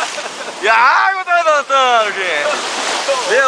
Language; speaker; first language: Portuguese; native; Portuguese